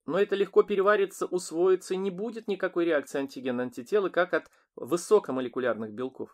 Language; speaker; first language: Russian; native; Russian